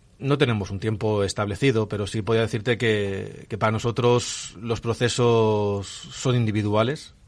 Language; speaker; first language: Spanish; native; Spanish